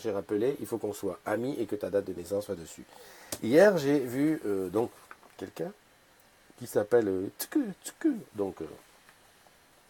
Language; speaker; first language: French; native; French